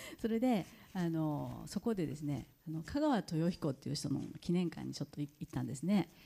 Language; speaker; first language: Japanese; native; Japanese